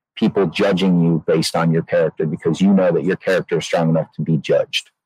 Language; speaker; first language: English; native; English